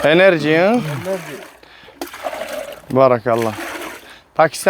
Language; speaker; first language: Arabic; non-native, learner; Tajik